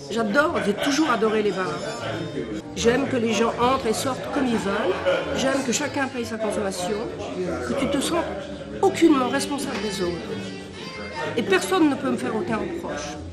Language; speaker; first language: French; native; French